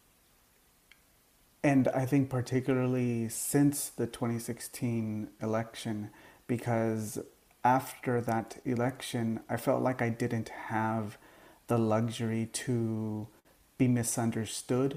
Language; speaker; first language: English; early bilingual, other home language; Spanish